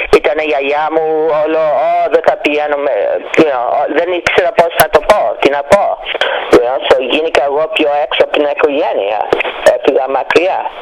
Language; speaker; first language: Greek; early bilingual, heritage; Greek